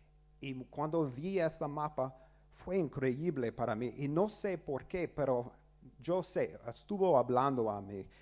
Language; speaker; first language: Spanish; non-native, learner; English